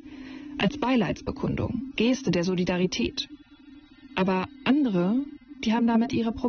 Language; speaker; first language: German; native; German